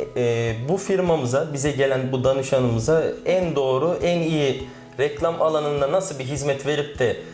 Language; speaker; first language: Turkish; native; Turkish